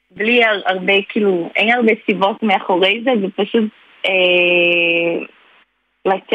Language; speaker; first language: Hebrew; non-native, fluent; Portuguese